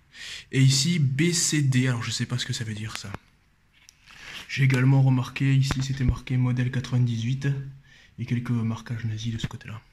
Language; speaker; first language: French; native; French